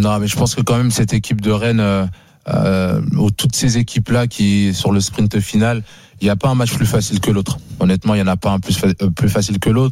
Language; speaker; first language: French; native; French